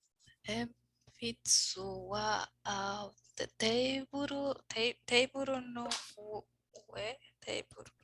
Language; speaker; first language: Japanese; non-native, learner; English